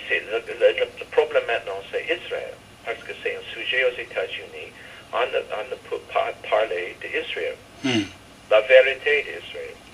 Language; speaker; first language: French; non-native, fluent; English